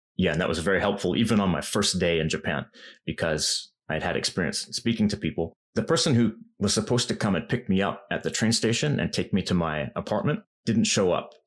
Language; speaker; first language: English; native; English